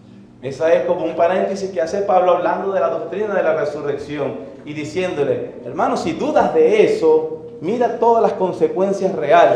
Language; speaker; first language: Spanish; native; Spanish